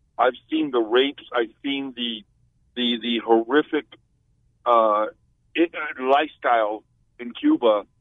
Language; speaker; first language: English; early bilingual, other home language; Spanish